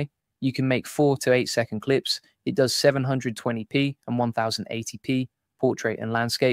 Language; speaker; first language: English; native; English